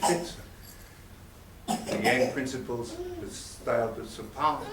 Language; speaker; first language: English; non-native, learner; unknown